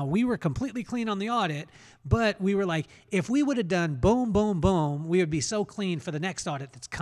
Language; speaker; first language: English; native; English